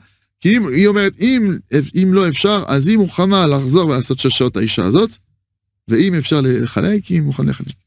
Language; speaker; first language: Hebrew; non-native, fluent; French